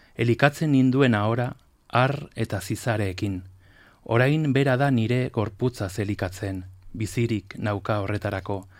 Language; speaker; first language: Basque; non-native, local second language; Spanish